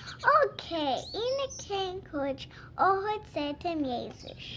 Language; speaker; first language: Hungarian; early bilingual, heritage; Hungarian